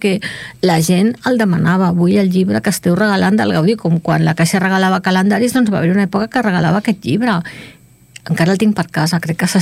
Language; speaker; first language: Catalan; native; Catalan